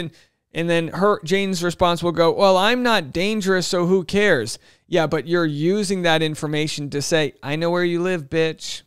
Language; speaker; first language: English; native; English